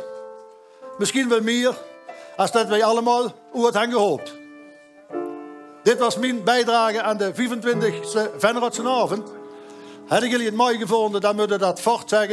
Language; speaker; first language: Dutch; native; Dutch